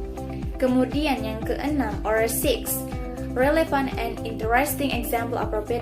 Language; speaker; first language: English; non-native, learner; Indonesian